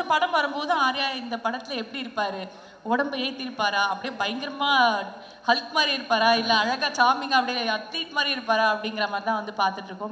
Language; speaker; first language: Tamil; native; Tamil